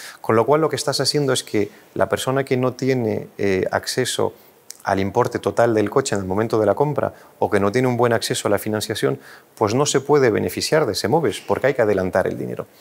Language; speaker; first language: Spanish; non-native, fluent; French